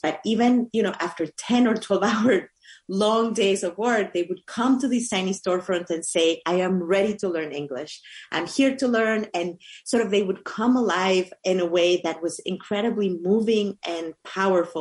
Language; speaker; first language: English; non-native, fluent; Spanish